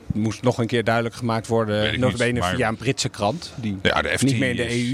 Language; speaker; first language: Dutch; native; Dutch